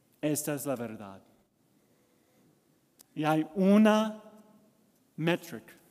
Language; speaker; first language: Spanish; non-native, learner; English